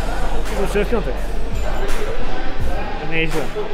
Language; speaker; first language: Polish; early bilingual, other home language; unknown